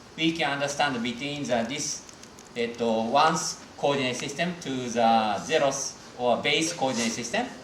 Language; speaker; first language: English; non-native, fluent; Japanese